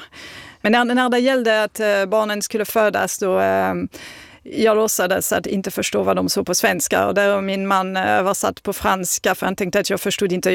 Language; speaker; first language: Swedish; non-native, fluent; French